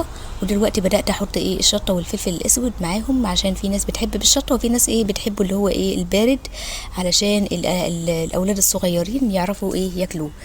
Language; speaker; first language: Arabic; native; Arabic